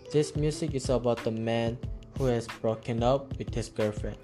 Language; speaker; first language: English; early bilingual, other home language; Korean